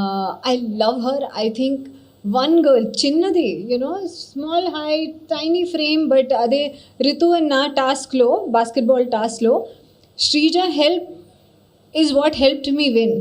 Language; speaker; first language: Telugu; non-native, learner; Hindi